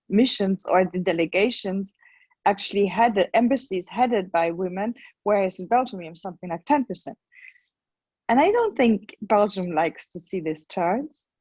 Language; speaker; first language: English; non-native, fluent; German